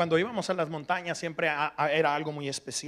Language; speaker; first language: Spanish; early bilingual, heritage; Spanish